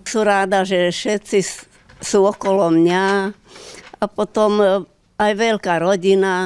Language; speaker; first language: Slovak; early bilingual, heritage; Slovak